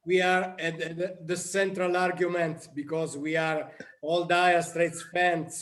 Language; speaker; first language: English; non-native, learner; Italian